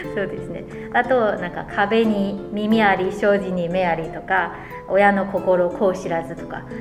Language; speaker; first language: Japanese; non-native, fluent; Chinese